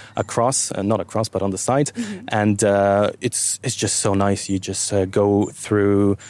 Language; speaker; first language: English; non-native, fluent; Bulgarian